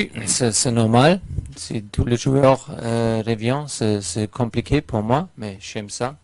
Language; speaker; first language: French; non-native, fluent; German